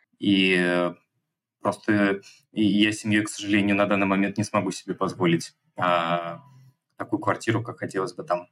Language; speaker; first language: Russian; native; Russian